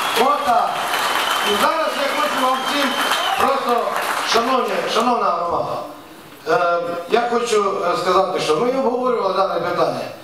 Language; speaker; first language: Ukrainian; native; Ukrainian